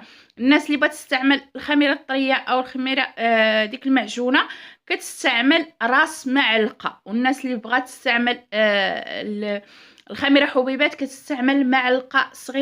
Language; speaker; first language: Arabic; native; Arabic